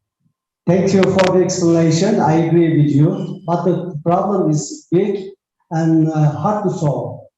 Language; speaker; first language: English; non-native, fluent; Turkish